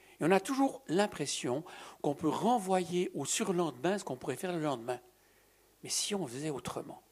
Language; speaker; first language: French; native; French